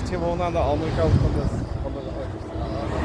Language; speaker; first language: Dutch; native; Dutch